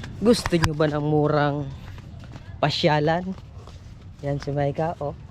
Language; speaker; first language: Filipino; native; Filipino